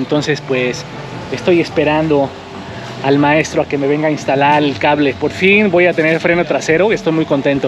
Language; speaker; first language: Spanish; native; Spanish